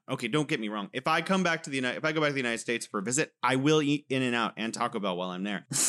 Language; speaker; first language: English; native; English